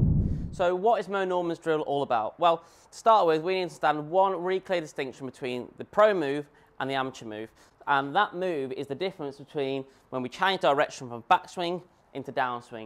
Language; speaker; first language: English; native; English